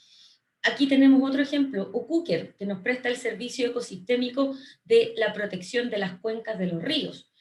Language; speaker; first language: Spanish; native; Spanish